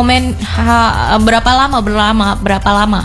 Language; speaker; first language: Indonesian; native; Indonesian